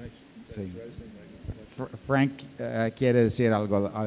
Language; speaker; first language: Spanish; non-native, fluent; English